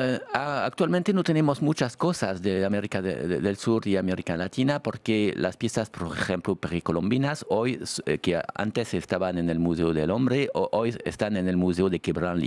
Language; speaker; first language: Spanish; non-native, fluent; French